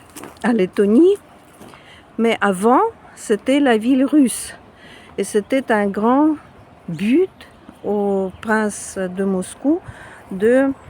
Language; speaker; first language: French; non-native, fluent; Russian